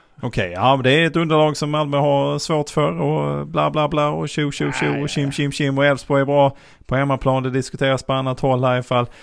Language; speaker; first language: Swedish; native; Swedish